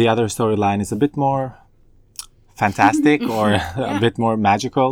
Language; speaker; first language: English; non-native, fluent; Finnish